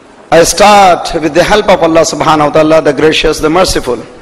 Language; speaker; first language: English; non-native, local second language; Urdu